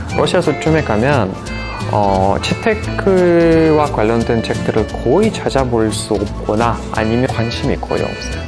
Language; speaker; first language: Korean; non-native, fluent; Russian